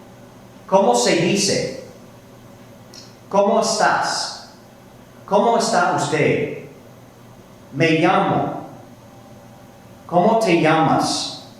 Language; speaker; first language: Spanish; non-native, fluent; English